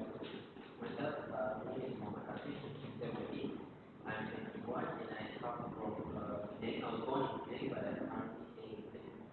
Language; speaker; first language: English; non-native, local second language; Malay